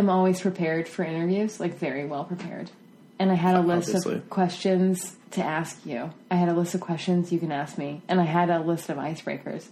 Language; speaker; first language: English; native; English